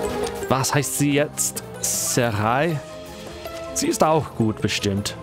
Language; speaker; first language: German; non-native, fluent; English